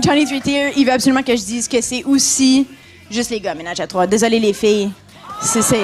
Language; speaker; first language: French; native; French